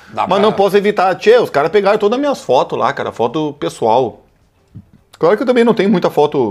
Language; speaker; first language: Portuguese; native; Portuguese